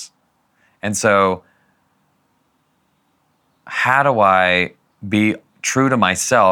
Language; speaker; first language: English; native; English